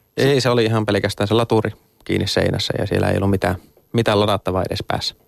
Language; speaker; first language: Finnish; native; Finnish